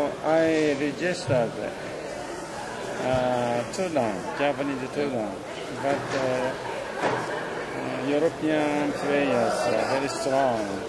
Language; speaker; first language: English; non-native, learner; Japanese